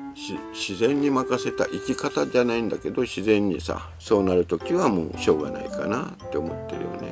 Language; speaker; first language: Japanese; native; Japanese